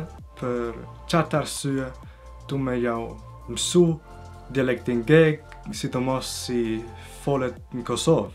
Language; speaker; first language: Albanian; early bilingual, heritage; Albanian